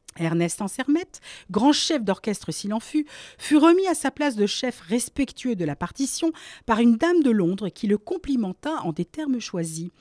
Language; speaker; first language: French; native; French